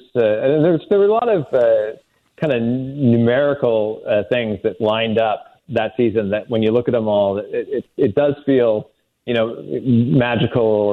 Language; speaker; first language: English; native; English